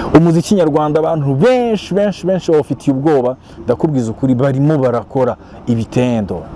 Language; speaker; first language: Kinyarwanda; native; Kinyarwanda